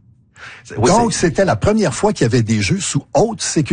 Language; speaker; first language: French; native; French